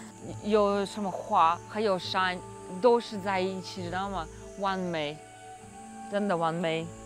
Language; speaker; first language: Chinese; non-native, fluent; Russian